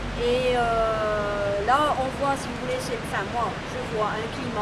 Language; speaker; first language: French; native; French